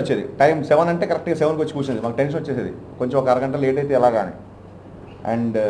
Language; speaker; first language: Telugu; native; Telugu